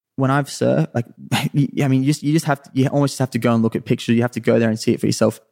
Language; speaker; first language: English; native; English